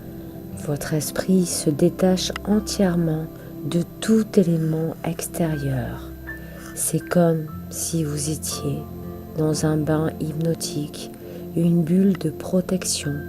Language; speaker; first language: French; native; French